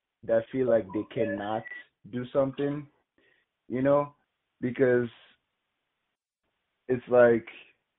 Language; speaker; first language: English; non-native, local second language; Igbo